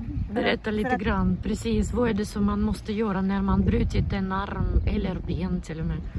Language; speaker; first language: Swedish; non-native, fluent; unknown